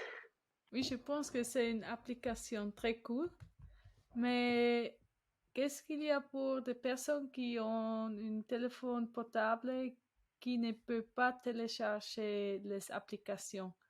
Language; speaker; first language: French; non-native, learner; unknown